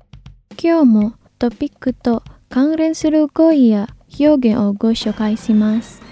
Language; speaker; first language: Japanese; non-native, fluent; Indonesian